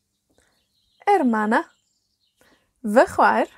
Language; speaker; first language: Welsh; native; Welsh